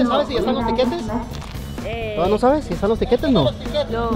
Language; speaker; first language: Spanish; native; Spanish